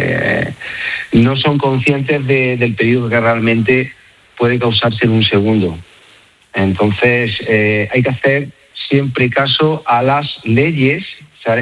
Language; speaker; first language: Spanish; native; Spanish